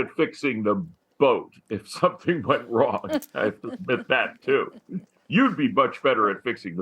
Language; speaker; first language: English; native; English